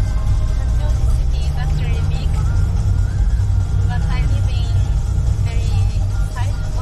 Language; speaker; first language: English; non-native, learner; Japanese